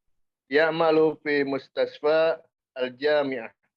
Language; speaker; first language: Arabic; non-native, learner; Indonesian